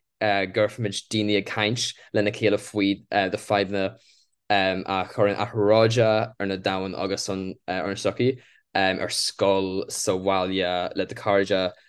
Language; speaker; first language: Irish; non-native, local second language; English